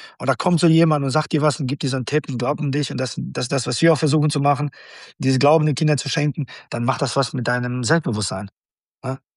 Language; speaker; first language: German; non-native, fluent; Bosnian